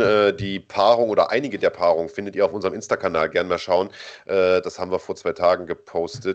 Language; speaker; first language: German; native; German